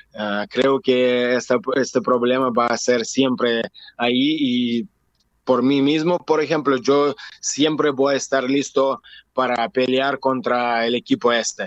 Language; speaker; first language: Spanish; non-native, learner; Russian